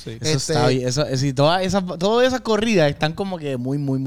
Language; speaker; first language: Spanish; native; Spanish